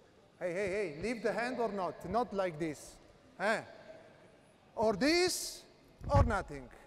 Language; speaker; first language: English; non-native, learner; Italian